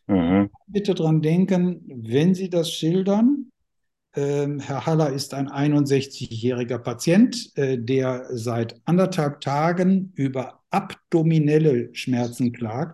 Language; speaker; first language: German; native; German